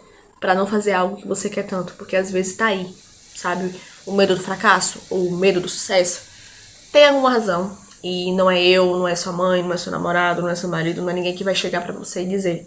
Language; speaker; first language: Portuguese; native; Portuguese